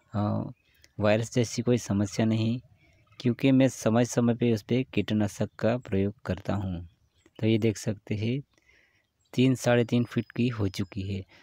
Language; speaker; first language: Hindi; non-native, local second language; Gujarati